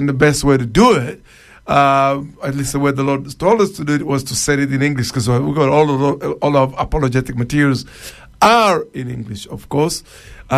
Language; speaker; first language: English; non-native, fluent; Luba-Lulua